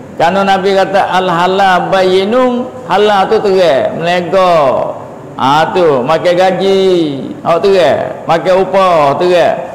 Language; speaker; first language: Malay; native; Malay